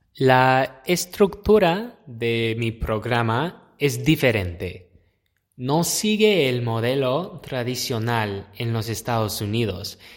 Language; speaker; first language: Spanish; non-native, fluent; English